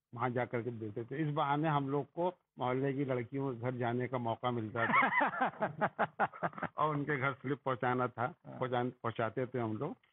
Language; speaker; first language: Hindi; native; Hindi